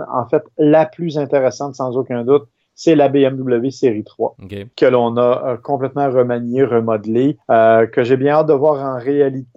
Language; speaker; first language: French; native; French